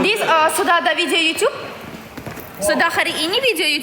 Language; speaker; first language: Indonesian; non-native, learner; Russian